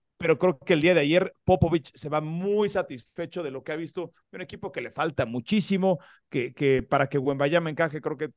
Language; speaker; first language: Spanish; native; Spanish